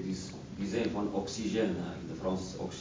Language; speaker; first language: Dutch; non-native, learner; Arabic